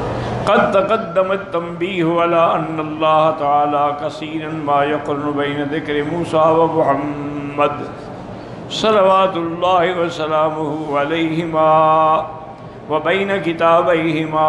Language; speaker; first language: Arabic; non-native, fluent; Urdu